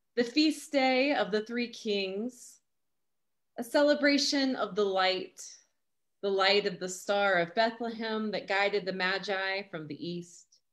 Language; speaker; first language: English; native; English